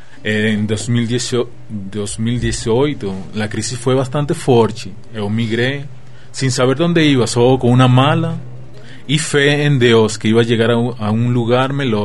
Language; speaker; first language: Portuguese; non-native, learner; Spanish